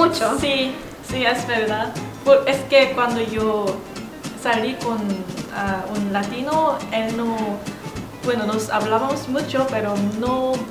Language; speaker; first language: Spanish; non-native, fluent; Korean